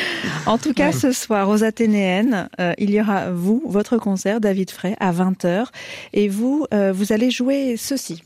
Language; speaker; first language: French; native; French